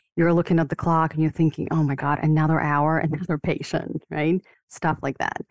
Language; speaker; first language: English; non-native, fluent; Ukrainian